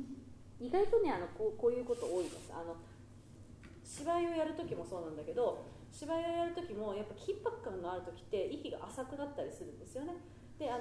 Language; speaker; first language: Japanese; native; Japanese